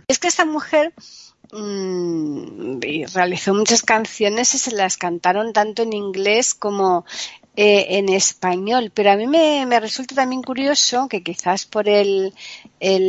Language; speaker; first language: Spanish; native; Spanish